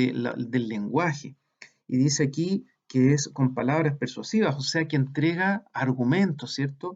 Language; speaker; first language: Spanish; native; Spanish